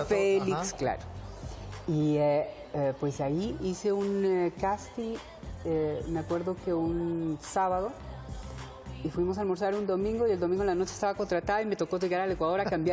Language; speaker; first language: Spanish; early bilingual, heritage; Spanish